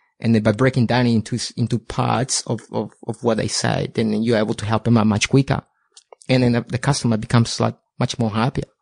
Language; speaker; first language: English; non-native, fluent; Spanish